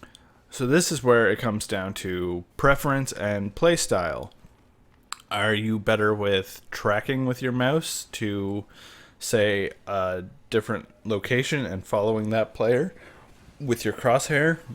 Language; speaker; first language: English; native; English